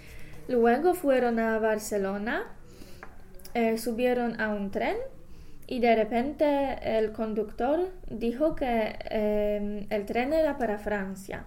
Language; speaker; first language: Spanish; non-native, learner; English